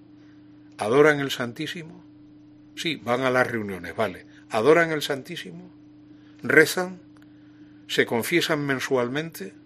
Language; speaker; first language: Spanish; native; Spanish